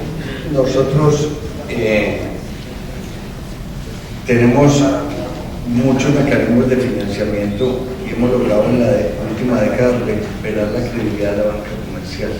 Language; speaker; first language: Spanish; native; Spanish